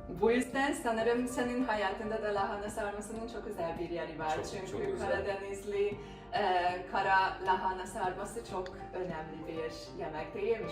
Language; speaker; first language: Turkish; non-native, fluent; Hungarian